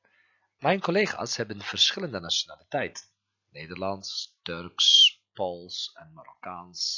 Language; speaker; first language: Dutch; non-native, fluent; Turkish